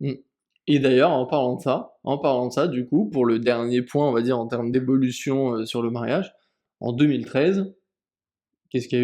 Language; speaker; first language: French; native; French